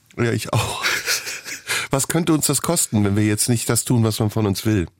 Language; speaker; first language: German; early bilingual, other home language; Turkish